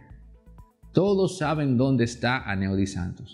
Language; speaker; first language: Spanish; native; Spanish